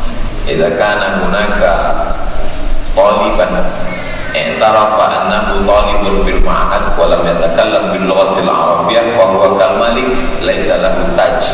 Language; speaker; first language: Arabic; non-native, fluent; Indonesian